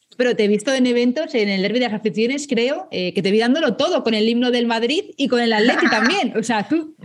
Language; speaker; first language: Spanish; native; Spanish